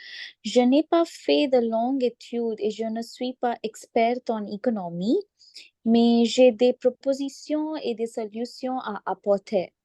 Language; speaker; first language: French; non-native, learner; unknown